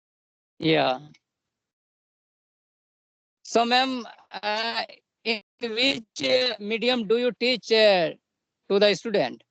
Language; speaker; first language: English; non-native, learner; Santali